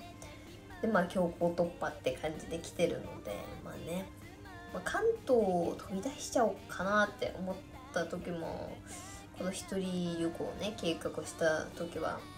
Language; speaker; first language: Japanese; native; Japanese